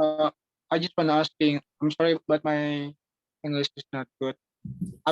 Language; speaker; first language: English; non-native, learner; Indonesian